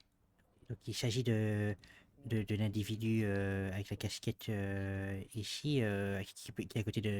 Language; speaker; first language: French; native; French